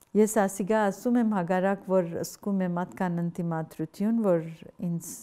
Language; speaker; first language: Armenian; early bilingual, heritage; Armenian